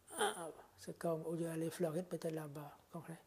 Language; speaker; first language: French; non-native, fluent; Khmer